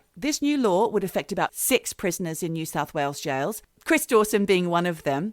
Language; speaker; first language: English; native; English